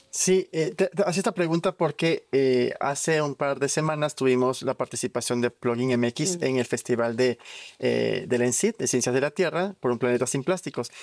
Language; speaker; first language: Spanish; native; Spanish